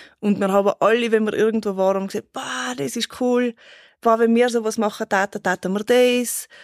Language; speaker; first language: German; native; German